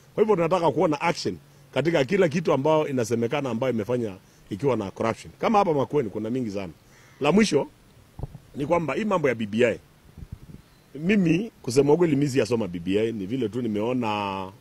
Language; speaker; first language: Swahili; non-native, local second language; Kamba